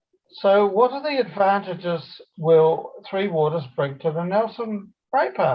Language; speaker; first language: English; native; English